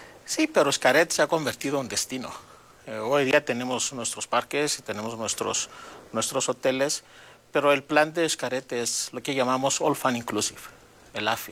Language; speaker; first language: Spanish; native; Spanish